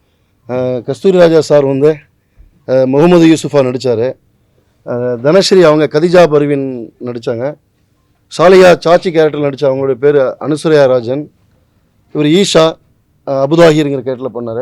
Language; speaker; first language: Tamil; native; Tamil